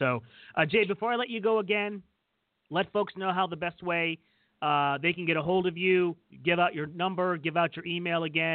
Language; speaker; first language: English; native; English